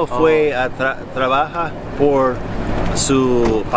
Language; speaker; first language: Spanish; non-native, learner; English